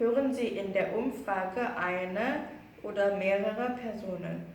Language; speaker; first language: German; non-native, fluent; Korean